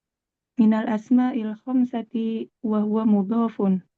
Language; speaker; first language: Arabic; non-native, learner; Indonesian